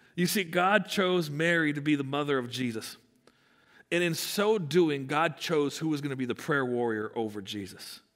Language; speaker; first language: English; native; English